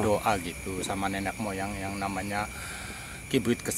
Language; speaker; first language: Indonesian; non-native, local second language; Javanese